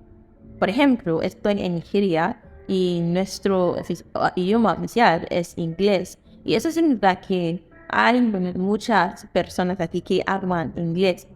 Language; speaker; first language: Spanish; non-native, fluent; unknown